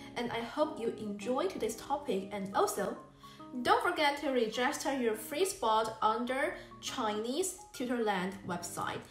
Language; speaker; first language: English; non-native, fluent; Chinese